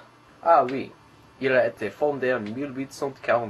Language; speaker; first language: French; non-native, learner; English